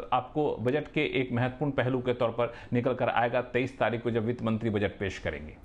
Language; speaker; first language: Hindi; native; Hindi